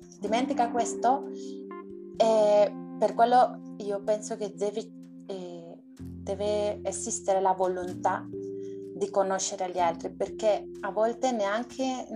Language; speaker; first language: Italian; non-native, learner; Spanish